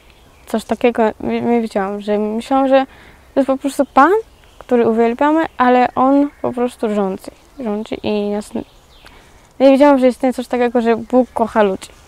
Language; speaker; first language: Polish; early bilingual, other home language; Georgian